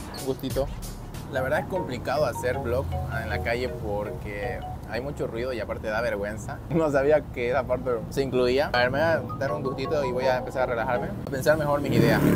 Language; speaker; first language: Spanish; native; Spanish